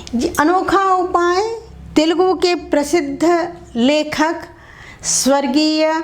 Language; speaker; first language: Hindi; non-native, local second language; Telugu